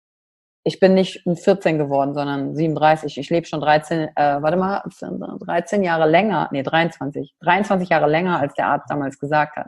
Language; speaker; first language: German; native; German